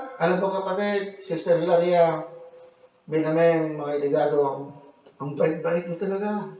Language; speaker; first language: Filipino; non-native, local second language; Cebuano